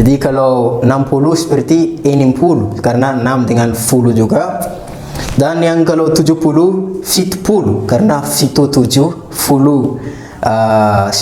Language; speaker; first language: Indonesian; non-native, fluent; Malagasy